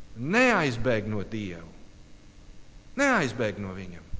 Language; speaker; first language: Latvian; non-native, learner; English